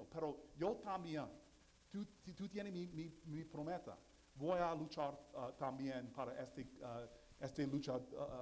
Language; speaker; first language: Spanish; non-native, learner; English